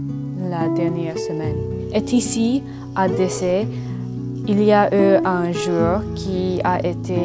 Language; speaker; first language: French; non-native, learner; English